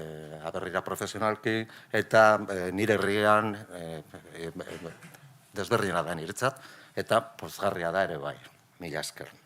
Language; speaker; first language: Basque; non-native, local second language; Spanish